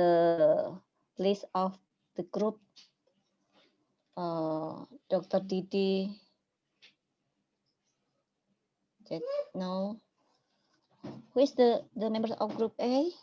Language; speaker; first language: English; non-native, learner; Indonesian